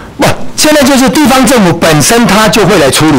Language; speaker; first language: Chinese; native; Chinese